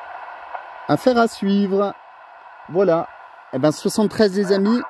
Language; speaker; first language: French; native; French